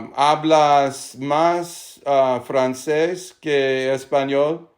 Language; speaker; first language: Spanish; non-native, learner; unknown